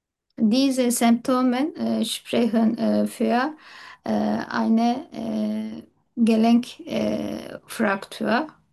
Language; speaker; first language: German; non-native, learner; Turkish